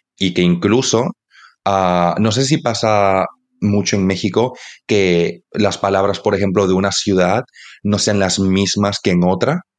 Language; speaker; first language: Spanish; native; Spanish